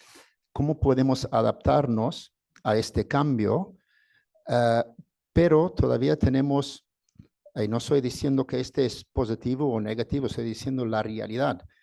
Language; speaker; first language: Spanish; non-native, fluent; English